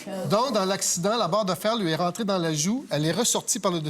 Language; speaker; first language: French; native; French